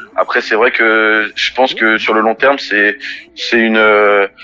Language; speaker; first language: French; native; French